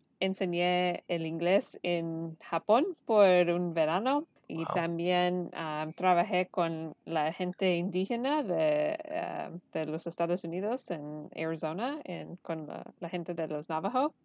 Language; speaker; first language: Spanish; early bilingual, heritage; Spanish